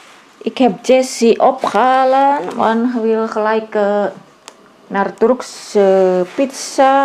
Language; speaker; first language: Dutch; non-native, learner; Indonesian